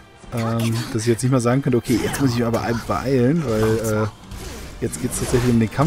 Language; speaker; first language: German; native; German